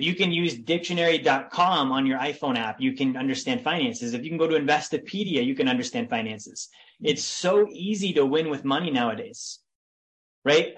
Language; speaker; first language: English; native; English